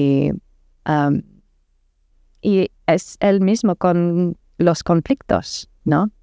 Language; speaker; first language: Spanish; non-native, learner; English